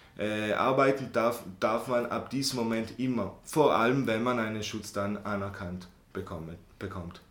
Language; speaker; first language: German; non-native, local second language; Italian